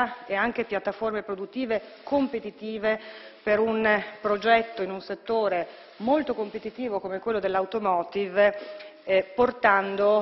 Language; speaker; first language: Italian; native; Italian